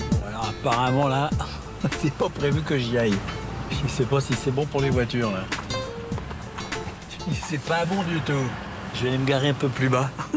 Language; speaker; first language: French; native; French